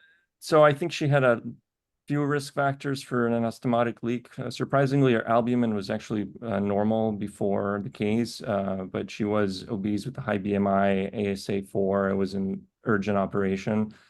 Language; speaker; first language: English; native; English